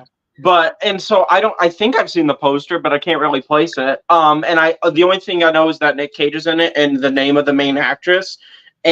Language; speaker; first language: English; native; English